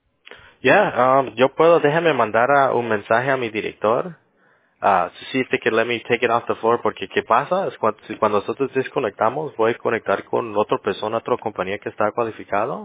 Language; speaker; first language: Spanish; early bilingual, heritage; English